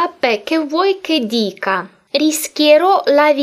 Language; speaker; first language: Italian; non-native, fluent; Russian